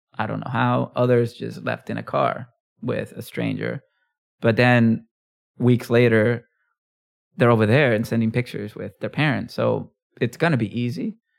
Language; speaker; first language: English; early bilingual, other home language; Spanish